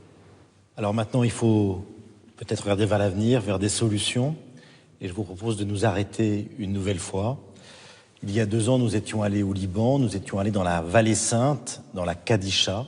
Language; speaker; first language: French; native; French